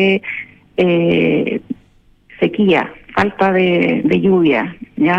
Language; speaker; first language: Spanish; native; Spanish